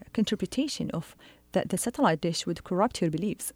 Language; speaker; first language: English; non-native, fluent; Arabic